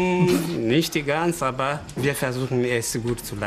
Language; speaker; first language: German; non-native, fluent; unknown